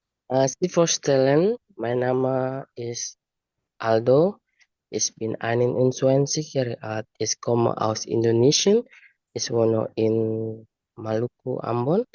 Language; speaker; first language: German; non-native, learner; Indonesian